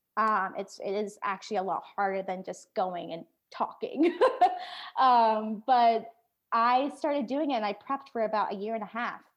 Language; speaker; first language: English; native; English